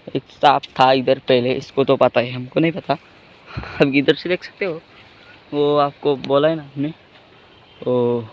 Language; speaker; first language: Hindi; non-native, local second language; Marathi